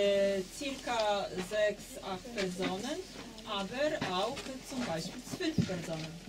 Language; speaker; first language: German; non-native, learner; Polish